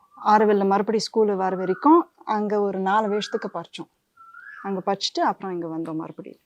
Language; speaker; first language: Tamil; non-native, local second language; French